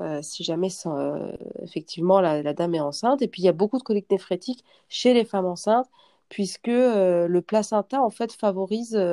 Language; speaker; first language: French; native; French